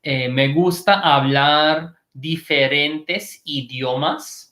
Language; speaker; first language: Spanish; non-native, fluent; English